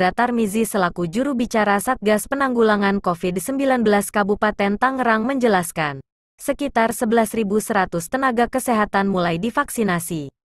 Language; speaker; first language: Indonesian; native; Indonesian